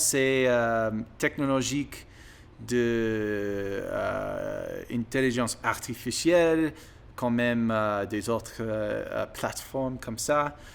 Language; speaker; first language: French; non-native, learner; English